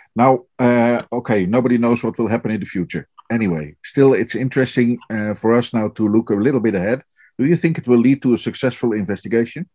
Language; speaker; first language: English; non-native, fluent; Dutch